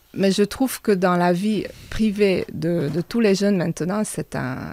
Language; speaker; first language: French; non-native, fluent; Hungarian